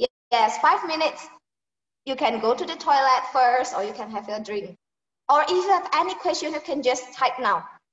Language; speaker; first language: English; non-native, fluent; Indonesian